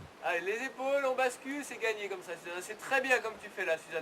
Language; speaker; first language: French; native; French